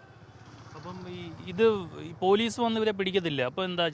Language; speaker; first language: Malayalam; native; Malayalam